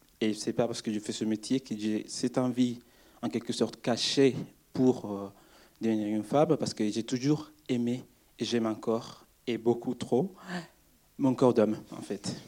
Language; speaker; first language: French; non-native, fluent; Spanish